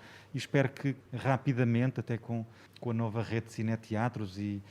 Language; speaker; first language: Portuguese; native; Portuguese